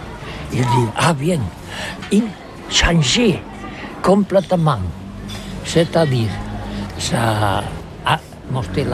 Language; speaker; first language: French; non-native, learner; Catalan